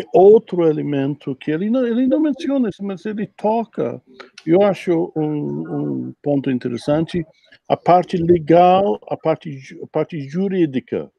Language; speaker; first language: Portuguese; non-native, fluent; English